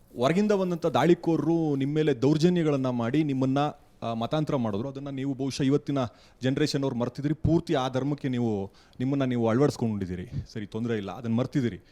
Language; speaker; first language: Kannada; native; Kannada